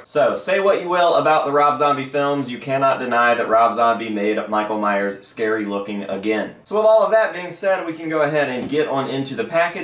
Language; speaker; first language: English; native; English